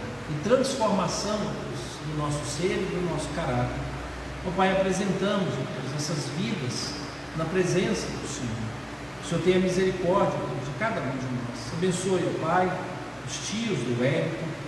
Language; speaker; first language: Portuguese; native; Portuguese